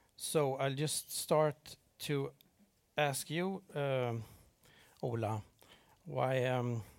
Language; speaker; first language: English; non-native, fluent; Swedish